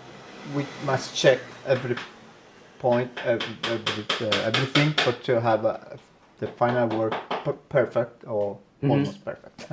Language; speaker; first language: English; non-native, learner; Italian